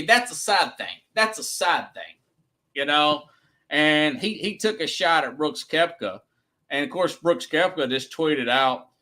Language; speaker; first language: English; native; English